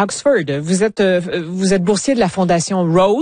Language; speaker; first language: French; native; French